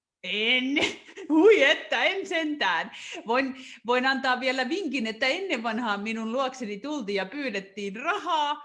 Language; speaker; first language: Finnish; native; Finnish